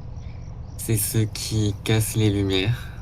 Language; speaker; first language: French; native; French